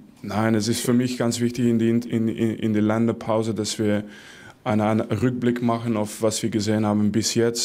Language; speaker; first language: German; non-native, fluent; Dutch